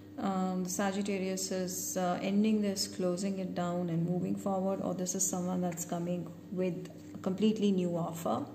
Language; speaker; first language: English; non-native, local second language; Hindi